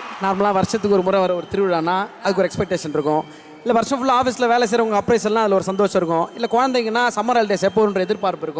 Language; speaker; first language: Tamil; native; Tamil